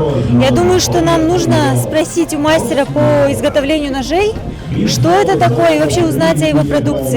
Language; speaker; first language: Russian; native; Russian